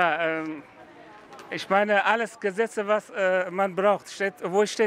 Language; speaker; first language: German; non-native, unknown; Persian